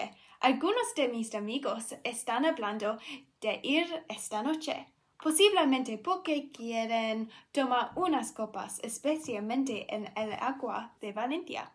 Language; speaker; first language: Spanish; non-native, learner; English